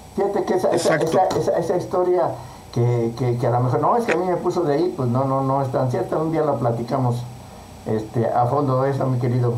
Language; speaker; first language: Spanish; native; Spanish